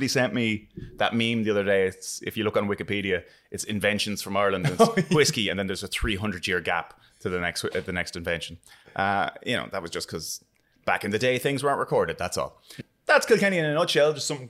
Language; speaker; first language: English; native; English